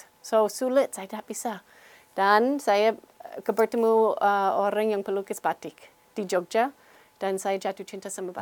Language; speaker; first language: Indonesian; non-native, learner; English